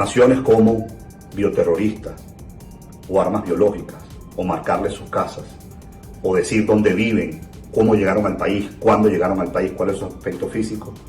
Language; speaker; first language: Spanish; native; Spanish